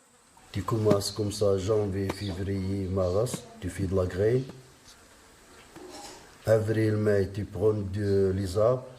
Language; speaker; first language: French; non-native, learner; Arabic